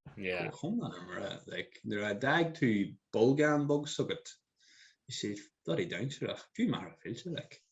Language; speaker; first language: Irish; native; Irish